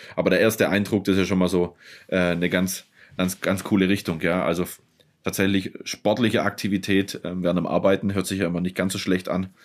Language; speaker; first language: German; native; German